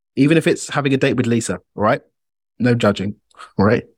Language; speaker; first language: English; native; English